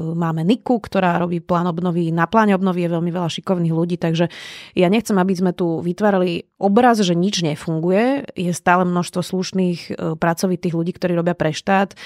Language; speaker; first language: Slovak; native; Slovak